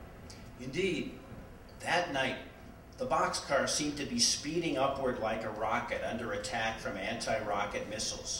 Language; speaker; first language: English; native; English